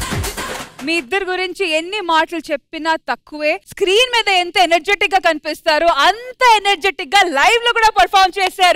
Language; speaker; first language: Telugu; native; Telugu